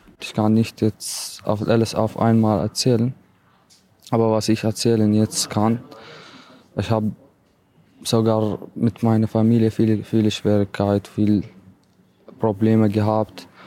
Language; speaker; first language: German; non-native, learner; Arabic